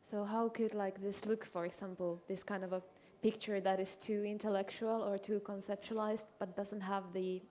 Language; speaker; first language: English; non-native, fluent; Finnish